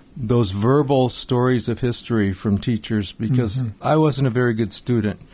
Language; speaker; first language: English; native; English